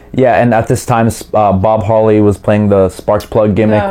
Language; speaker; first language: English; native; English